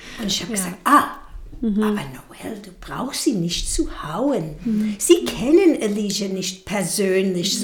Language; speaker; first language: German; non-native, fluent; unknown